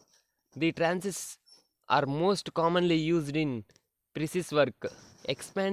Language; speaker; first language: English; non-native, local second language; Telugu